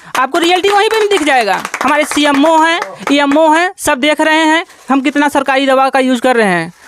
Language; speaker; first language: Hindi; native; Hindi